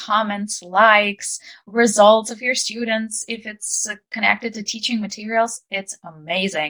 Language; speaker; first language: English; non-native, fluent; Ukrainian